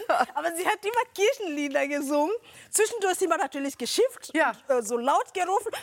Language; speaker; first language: German; non-native, fluent; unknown